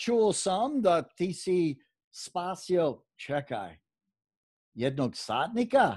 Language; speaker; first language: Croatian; non-native, fluent; English